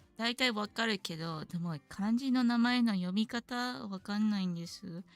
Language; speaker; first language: Japanese; non-native, learner; English